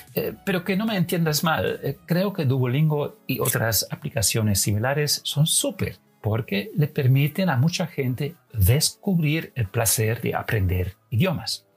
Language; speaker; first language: Spanish; non-native, fluent; Dutch